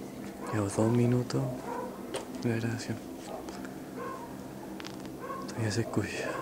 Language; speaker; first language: Spanish; native; Spanish